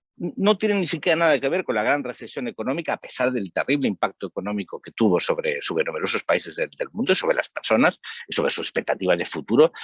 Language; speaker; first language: Spanish; native; Spanish